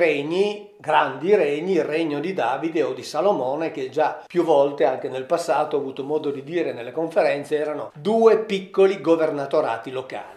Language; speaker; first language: Italian; native; Italian